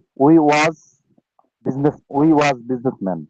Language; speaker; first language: English; non-native, learner; Bangla